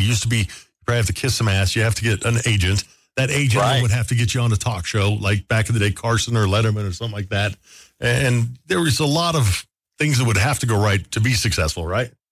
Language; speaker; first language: English; native; English